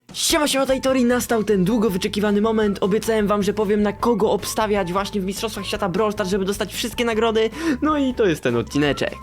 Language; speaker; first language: Polish; native; Polish